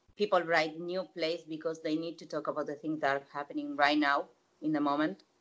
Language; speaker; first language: English; non-native, fluent; Spanish